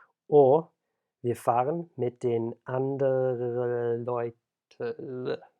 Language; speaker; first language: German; non-native, fluent; English